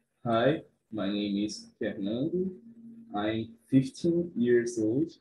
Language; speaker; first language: English; non-native, learner; Portuguese